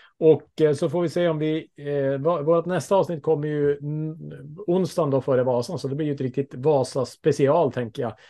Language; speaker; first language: Swedish; native; Swedish